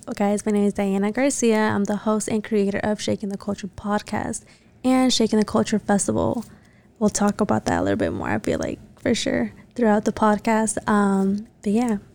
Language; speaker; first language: English; early bilingual, other home language; Spanish